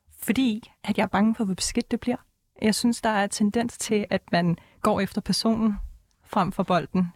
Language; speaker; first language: Danish; early bilingual, other home language; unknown